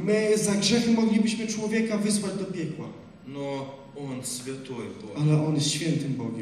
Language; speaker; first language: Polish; non-native, learner; Russian